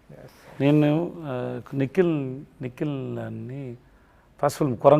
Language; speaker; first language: Telugu; non-native, learner; Tamil